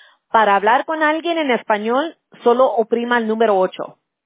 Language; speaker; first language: Spanish; early bilingual, heritage; Spanish